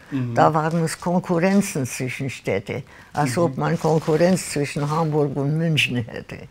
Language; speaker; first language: German; non-native, fluent; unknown